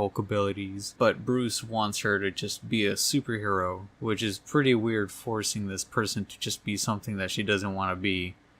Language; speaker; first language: English; native; English